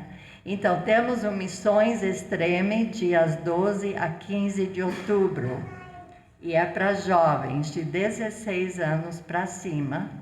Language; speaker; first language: Portuguese; non-native, fluent; English